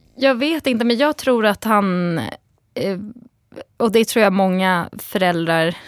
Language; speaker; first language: Swedish; early bilingual, other home language; Persian